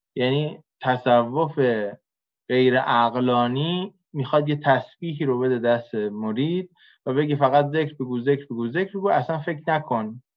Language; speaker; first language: Persian; native; Persian